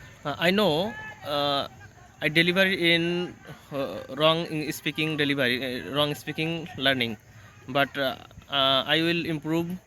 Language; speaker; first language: English; non-native, learner; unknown